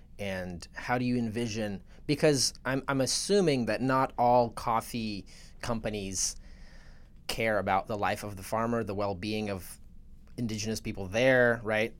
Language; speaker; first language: English; early bilingual, other home language; Russian